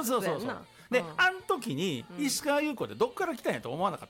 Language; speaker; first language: Japanese; native; Japanese